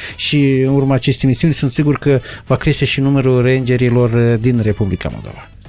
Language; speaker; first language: Romanian; native; Romanian